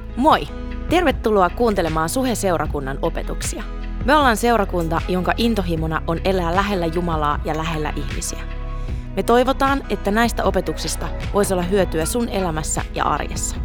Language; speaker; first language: Finnish; native; Finnish